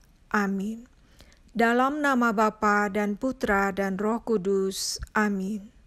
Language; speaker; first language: Indonesian; native; Indonesian